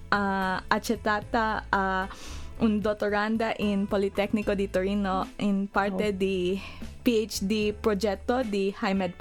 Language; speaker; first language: Italian; non-native, learner; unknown